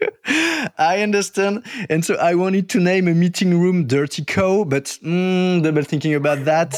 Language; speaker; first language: English; non-native, fluent; French